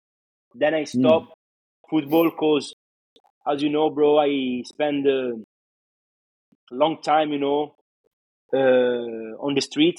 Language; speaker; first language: English; non-native, fluent; Italian